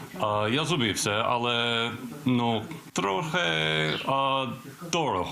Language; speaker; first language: Ukrainian; non-native, learner; English